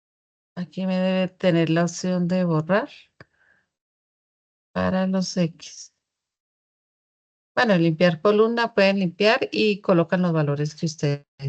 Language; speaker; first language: Spanish; native; Spanish